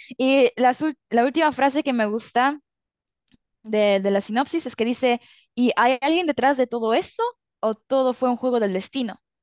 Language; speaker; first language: Spanish; early bilingual, other home language; Italian